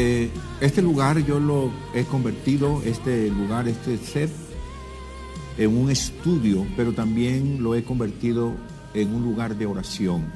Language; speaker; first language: Spanish; native; Spanish